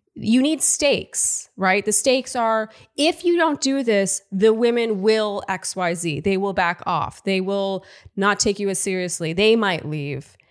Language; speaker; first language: English; native; English